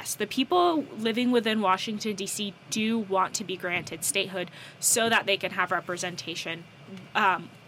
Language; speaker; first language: English; native; English